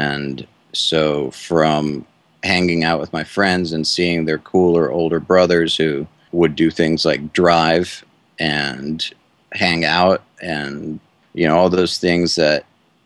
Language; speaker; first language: English; native; English